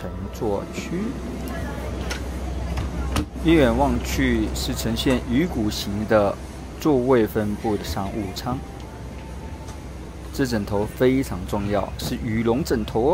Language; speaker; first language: Chinese; native; Chinese